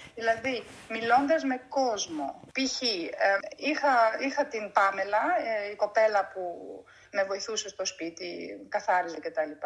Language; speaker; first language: Greek; early bilingual, heritage; Greek